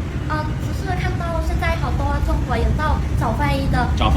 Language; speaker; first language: Chinese; non-native, learner; Khmer